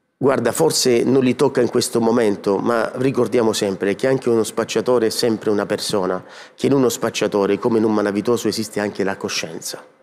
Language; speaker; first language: Italian; native; Italian